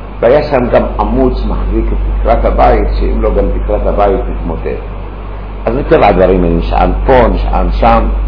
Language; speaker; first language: Hebrew; early bilingual, other home language; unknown